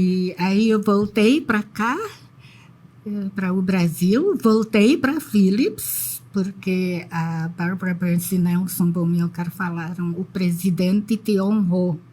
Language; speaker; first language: Portuguese; non-native, fluent; Indonesian